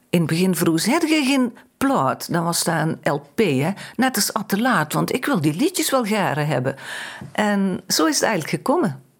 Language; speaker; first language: Dutch; native; Dutch